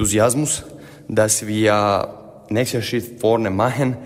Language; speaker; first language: German; non-native, learner; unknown